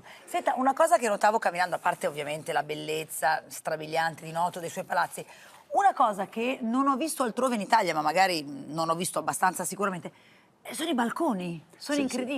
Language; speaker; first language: Italian; native; Italian